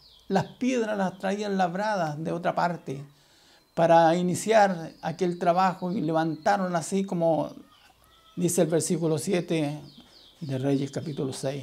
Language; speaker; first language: Spanish; native; Spanish